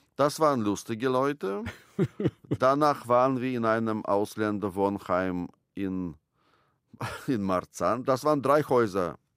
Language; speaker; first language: German; non-native, fluent; Russian